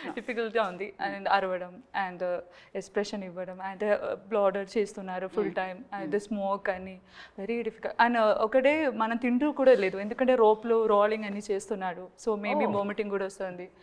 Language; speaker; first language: Telugu; non-native, learner; Malayalam